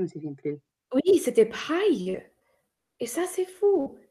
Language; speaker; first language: French; non-native, fluent; English